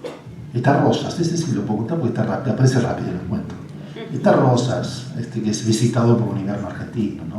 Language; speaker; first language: Spanish; native; Spanish